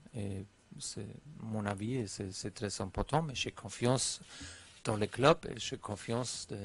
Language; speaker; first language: French; non-native, fluent; German